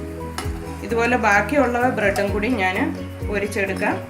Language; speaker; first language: Malayalam; native; Malayalam